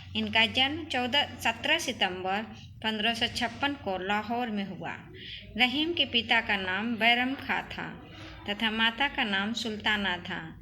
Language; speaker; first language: Hindi; native; Hindi